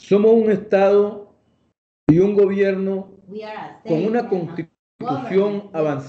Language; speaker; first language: Spanish; native; Spanish